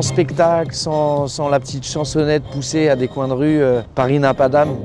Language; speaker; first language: French; native; French